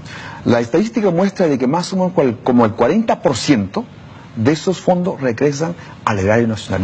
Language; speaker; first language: Spanish; non-native, local second language; Shipibo-Conibo